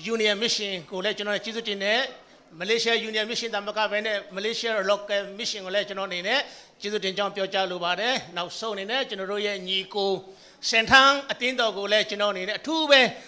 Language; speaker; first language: Burmese; non-native, local second language; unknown